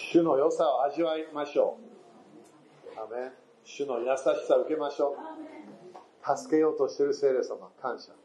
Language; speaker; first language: Japanese; non-native, fluent; English